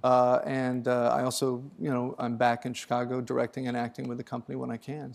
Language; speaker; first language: English; native; English